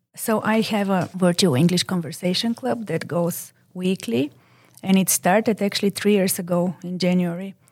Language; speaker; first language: English; non-native, fluent; Bulgarian